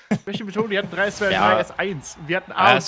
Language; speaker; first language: German; native; German